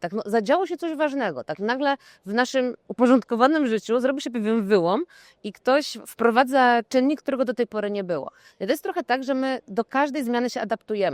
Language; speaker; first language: Polish; native; Polish